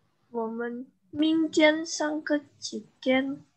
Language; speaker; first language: Chinese; non-native, learner; Indonesian